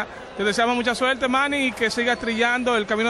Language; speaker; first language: Spanish; native; Spanish